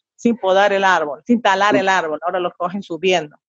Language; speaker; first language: Spanish; native; Spanish